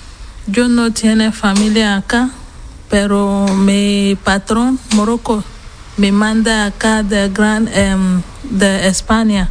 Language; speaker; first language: Spanish; non-native, learner; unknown